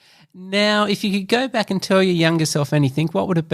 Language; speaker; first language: English; native; English